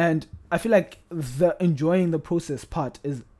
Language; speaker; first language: English; non-native, local second language; Northern Sotho